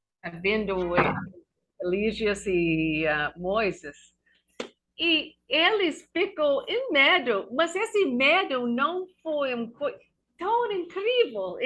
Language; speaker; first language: Portuguese; non-native, learner; English